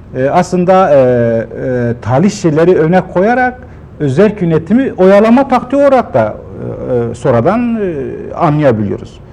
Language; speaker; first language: Turkish; non-native, local second language; Kurdish